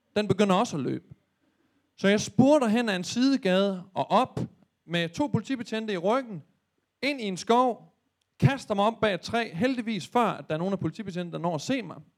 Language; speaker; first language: Danish; native; Danish